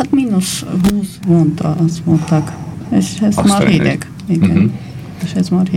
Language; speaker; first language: Hungarian; non-native, fluent; Armenian